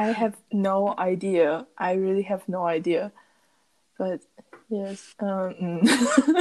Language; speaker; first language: English; non-native, learner; Chinese